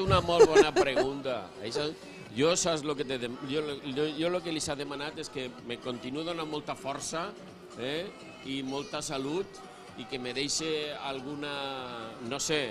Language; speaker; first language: Catalan; native; Catalan